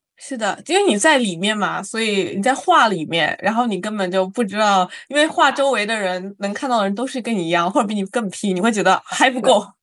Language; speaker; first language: Chinese; native; Chinese